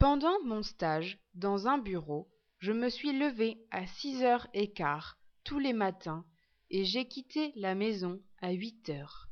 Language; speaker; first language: French; non-native, learner; English